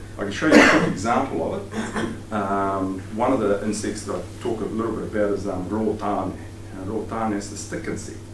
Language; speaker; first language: English; native; English